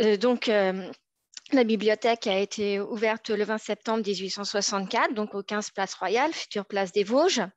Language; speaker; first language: French; native; French